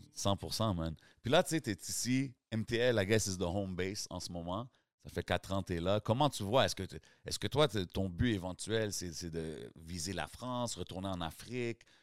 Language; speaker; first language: French; native; French